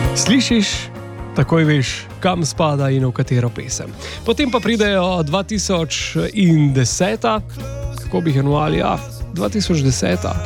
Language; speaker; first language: Slovenian; native; Slovenian